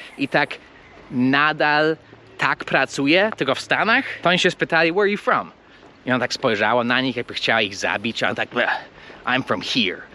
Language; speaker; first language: Polish; early bilingual, heritage; Polish